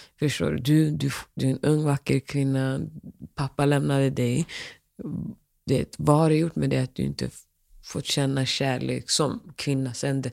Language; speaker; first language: Swedish; early bilingual, other home language; Somali